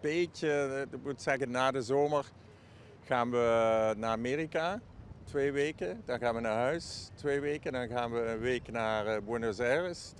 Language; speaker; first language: Dutch; native; Dutch